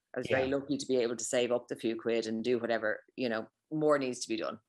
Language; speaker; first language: English; native; English